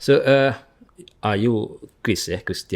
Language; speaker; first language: English; non-native, learner; Indonesian